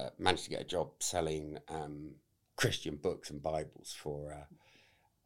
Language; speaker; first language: English; native; English